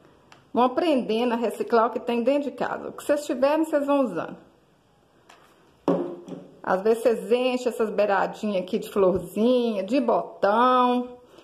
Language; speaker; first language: Portuguese; native; Portuguese